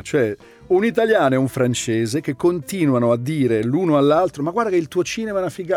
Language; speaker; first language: Italian; native; Italian